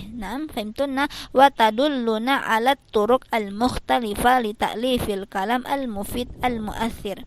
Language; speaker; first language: Arabic; non-native, fluent; Indonesian